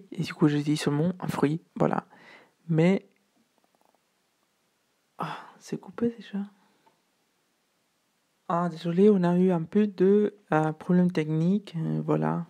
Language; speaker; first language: French; non-native, fluent; Spanish